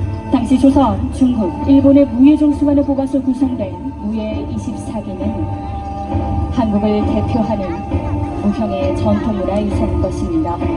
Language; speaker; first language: Korean; native; Korean